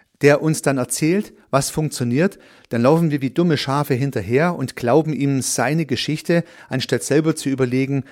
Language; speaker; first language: German; native; German